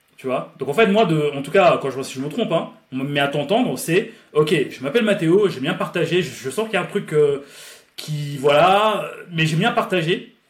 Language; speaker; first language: French; native; French